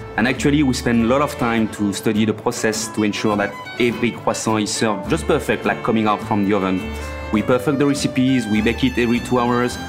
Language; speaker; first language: English; non-native, fluent; French